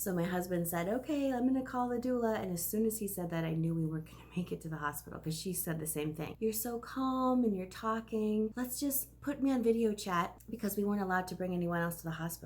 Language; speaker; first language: English; native; English